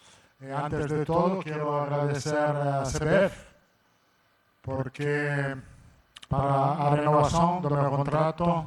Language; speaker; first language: Spanish; non-native, fluent; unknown